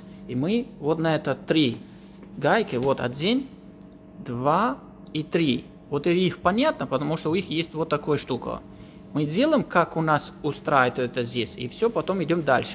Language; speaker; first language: Russian; non-native, learner; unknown